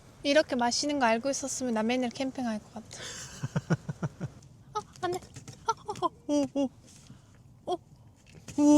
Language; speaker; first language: Korean; non-native, fluent; Turkish